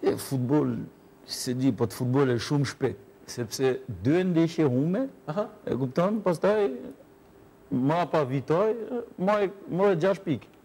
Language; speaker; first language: Albanian; non-native, learner; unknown